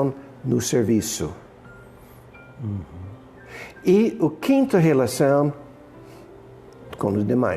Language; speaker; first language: Portuguese; non-native, fluent; English